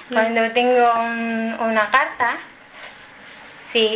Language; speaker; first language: Spanish; non-native, learner; Filipino